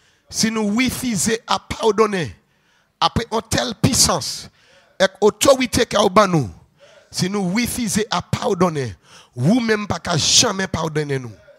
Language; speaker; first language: French; non-native, local second language; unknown